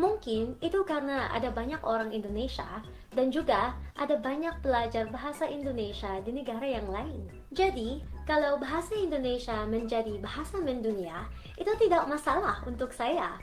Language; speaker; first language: Indonesian; non-native, learner; Filipino